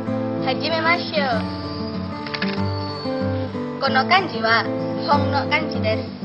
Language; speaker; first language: Japanese; non-native, learner; Indonesian